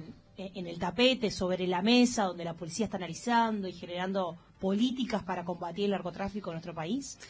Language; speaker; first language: Spanish; native; Spanish